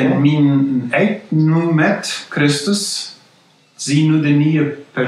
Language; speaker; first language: German; non-native, local second language; Plautdietsch